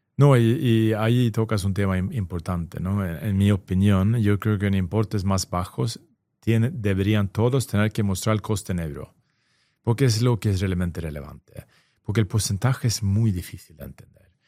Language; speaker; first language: Spanish; non-native, fluent; Swedish